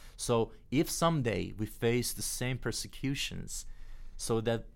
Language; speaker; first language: English; non-native, fluent; Persian